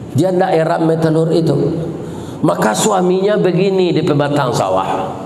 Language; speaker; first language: Malay; non-native, local second language; Minangkabau